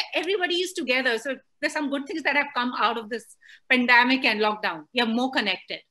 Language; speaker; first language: English; non-native, local second language; Hindi